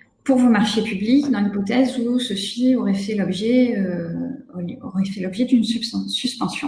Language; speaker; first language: French; native; French